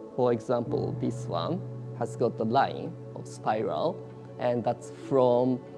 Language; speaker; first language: English; non-native, learner; Japanese